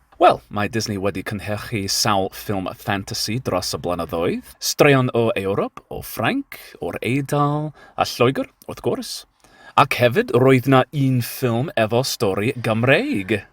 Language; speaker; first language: Welsh; non-native, learner; English